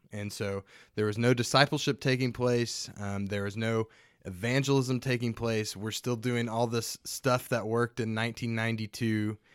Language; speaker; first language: English; native; English